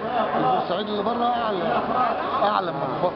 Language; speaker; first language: Arabic; native; Arabic